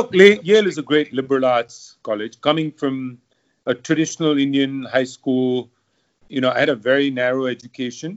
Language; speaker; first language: English; non-native, local second language; Hindi